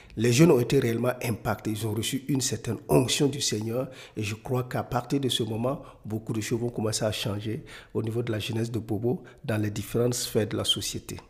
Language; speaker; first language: French; non-native, local second language; Mossi